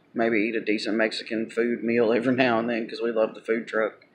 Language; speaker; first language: English; native; English